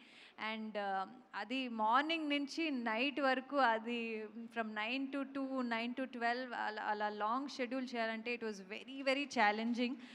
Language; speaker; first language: Telugu; non-native, local second language; Kannada